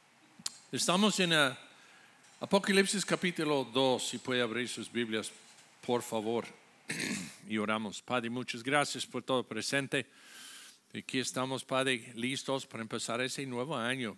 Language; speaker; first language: Spanish; non-native, fluent; English